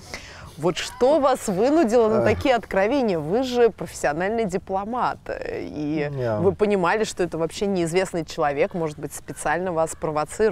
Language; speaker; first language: Russian; native; Russian